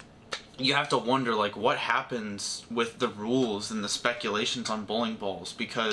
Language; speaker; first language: English; native; English